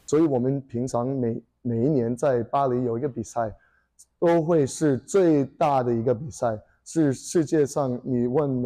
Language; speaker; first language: Chinese; early bilingual, heritage; English